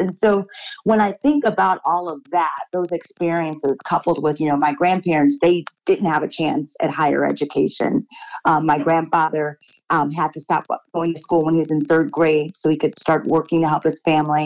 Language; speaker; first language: English; native; English